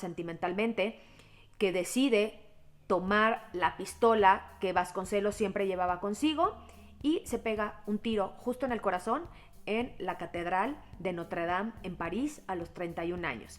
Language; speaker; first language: Spanish; native; Spanish